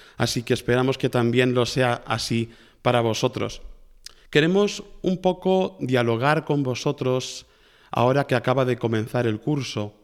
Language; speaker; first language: Spanish; native; Spanish